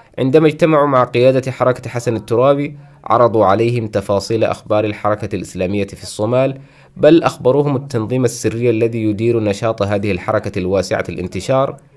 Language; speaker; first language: Arabic; non-native, local second language; Somali